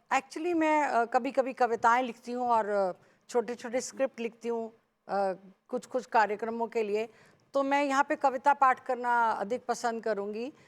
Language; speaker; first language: Hindi; native; Hindi